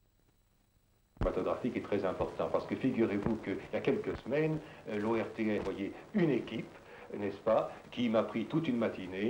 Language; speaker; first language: French; native; French